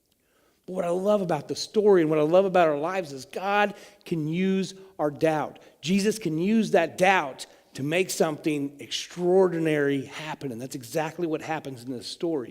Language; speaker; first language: English; native; English